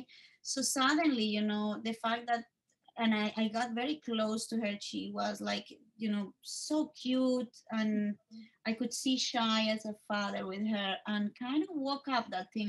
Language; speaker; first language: English; non-native, fluent; Spanish